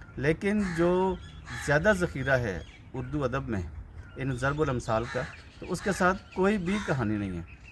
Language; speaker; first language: Urdu; native; Urdu